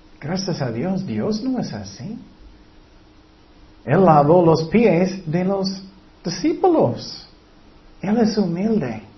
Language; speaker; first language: Spanish; non-native, fluent; English